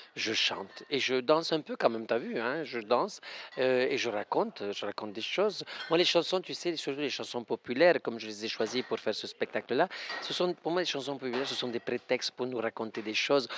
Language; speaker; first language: French; non-native, fluent; Spanish